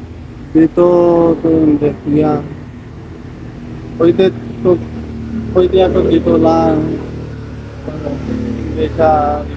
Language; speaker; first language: Filipino; non-native, learner; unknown